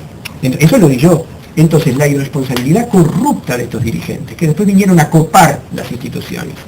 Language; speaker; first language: Spanish; native; Spanish